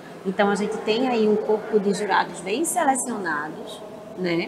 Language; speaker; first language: Portuguese; native; Portuguese